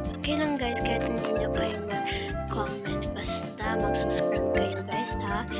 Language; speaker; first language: Filipino; non-native, local second language; Cebuano